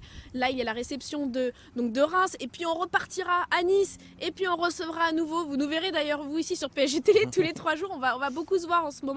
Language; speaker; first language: French; native; French